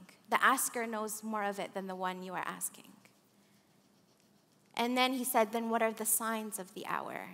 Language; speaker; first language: English; early bilingual, other home language; Arabic